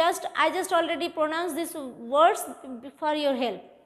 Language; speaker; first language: English; non-native, local second language; Bangla